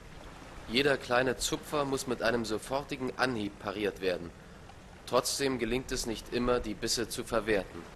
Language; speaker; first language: German; native; German